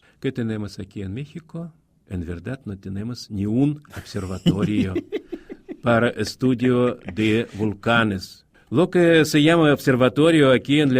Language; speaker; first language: Spanish; non-native, fluent; Russian